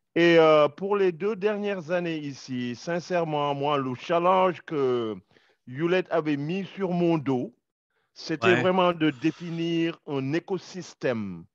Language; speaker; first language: French; non-native, local second language; Wolof